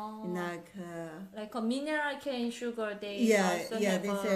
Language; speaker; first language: English; non-native, learner; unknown